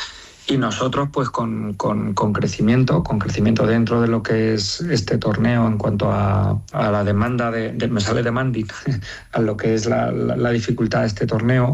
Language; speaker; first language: Spanish; native; Spanish